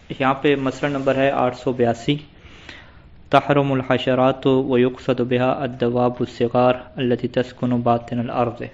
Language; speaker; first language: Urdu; non-native, local second language; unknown